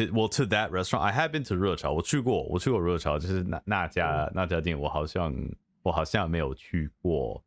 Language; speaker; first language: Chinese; non-native, fluent; English